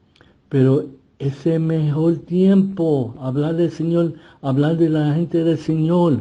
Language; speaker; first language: Spanish; early bilingual, heritage; Spanish